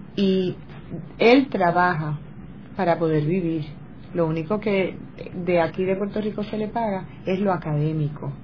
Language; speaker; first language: Spanish; native; Spanish